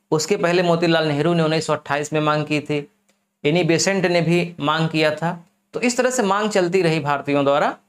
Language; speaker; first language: Hindi; native; Hindi